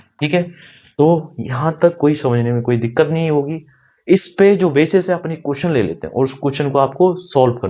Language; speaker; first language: Hindi; native; Hindi